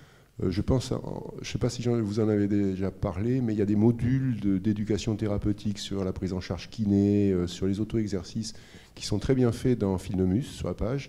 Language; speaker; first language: French; native; French